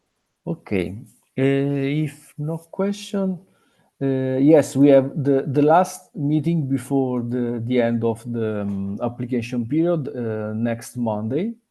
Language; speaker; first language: English; non-native, fluent; Italian